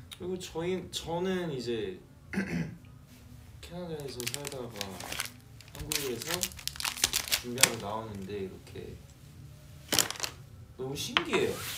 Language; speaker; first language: Korean; early bilingual, heritage; Korean